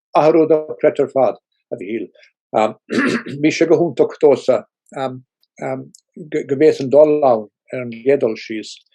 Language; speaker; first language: Irish; non-native, local second language; English